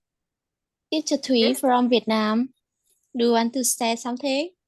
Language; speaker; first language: English; non-native, learner; Burmese